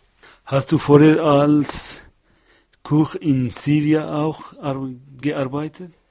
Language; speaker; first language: German; non-native, learner; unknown